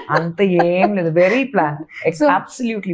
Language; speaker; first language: Telugu; non-native, fluent; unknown